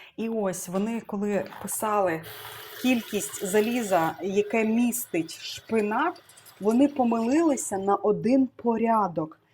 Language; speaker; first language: Ukrainian; non-native, local second language; Russian